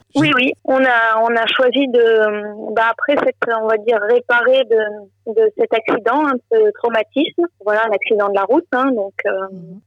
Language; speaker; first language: French; native; French